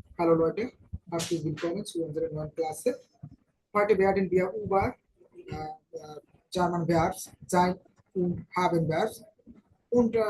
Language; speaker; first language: German; non-native, fluent; Bangla